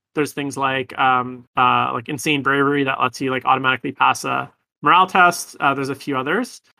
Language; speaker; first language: English; native; English